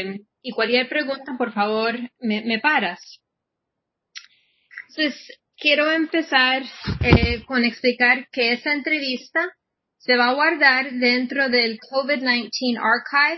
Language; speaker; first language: Spanish; non-native, fluent; English